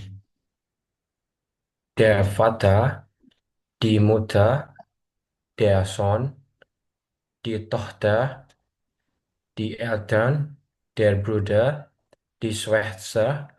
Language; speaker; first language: German; non-native, learner; Indonesian